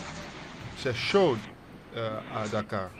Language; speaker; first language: French; non-native, learner; Dutch